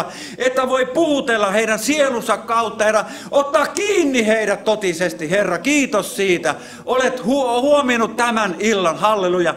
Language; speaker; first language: Finnish; native; Finnish